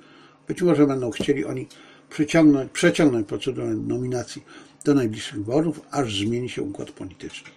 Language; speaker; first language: Polish; native; Polish